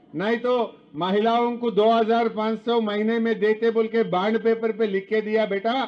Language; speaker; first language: Hindi; non-native, local second language; Telugu